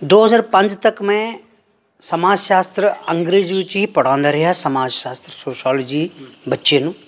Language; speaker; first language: Punjabi; non-native, fluent; Kannada